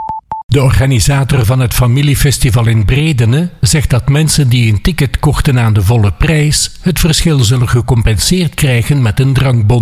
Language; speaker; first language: Dutch; native; Dutch